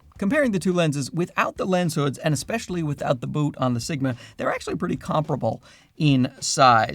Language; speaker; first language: English; native; English